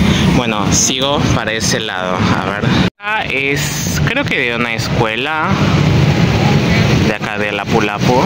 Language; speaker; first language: Spanish; non-native, fluent; Portuguese